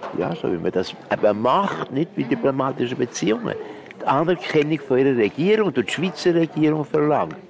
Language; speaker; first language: German; non-native, fluent; Hungarian